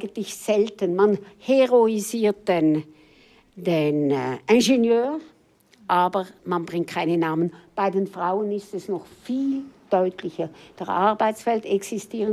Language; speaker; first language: German; native; German